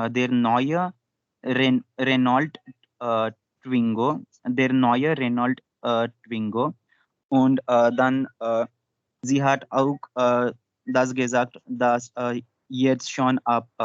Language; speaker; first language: German; non-native, learner; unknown